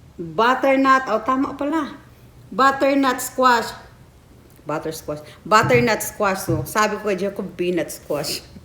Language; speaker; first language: Filipino; non-native, local second language; Cebuano